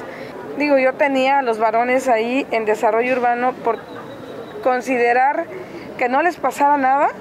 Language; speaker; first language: Spanish; native; Spanish